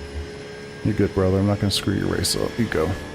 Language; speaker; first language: English; native; English